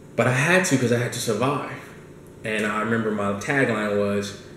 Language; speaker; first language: English; native; English